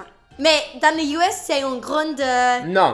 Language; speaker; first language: French; non-native, learner; English